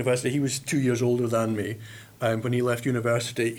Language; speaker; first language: English; native; English